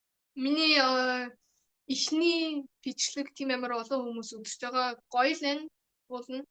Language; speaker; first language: Mongolian; early bilingual, heritage; Mongolian